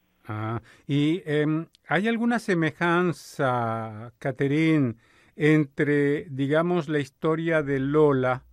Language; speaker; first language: Spanish; native; Spanish